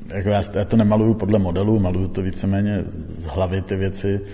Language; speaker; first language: Czech; native; Czech